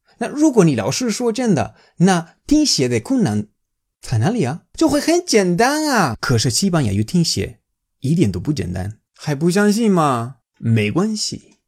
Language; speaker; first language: Chinese; non-native, fluent; Spanish